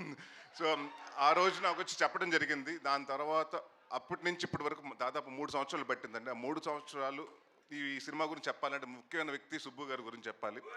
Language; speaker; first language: Telugu; native; Telugu